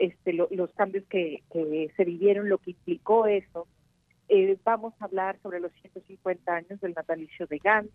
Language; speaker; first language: Spanish; native; Spanish